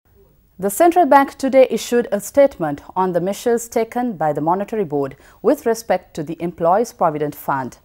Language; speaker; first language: English; non-native, local second language; Sinhala